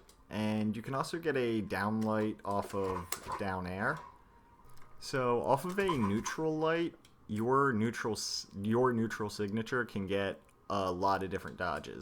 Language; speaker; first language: English; native; English